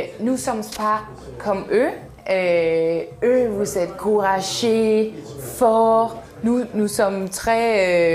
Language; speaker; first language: French; non-native, learner; Danish